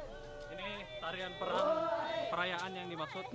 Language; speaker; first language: Indonesian; native; Indonesian